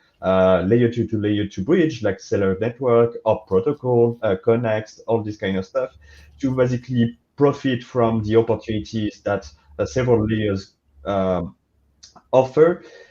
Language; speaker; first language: English; non-native, fluent; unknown